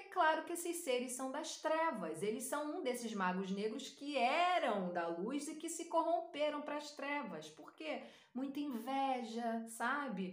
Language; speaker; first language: Portuguese; native; Portuguese